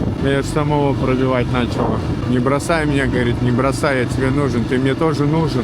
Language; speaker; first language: Russian; native; Russian